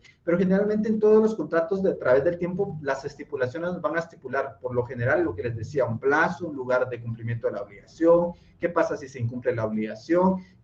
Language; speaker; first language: Spanish; native; Spanish